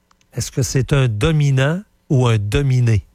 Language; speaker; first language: French; native; French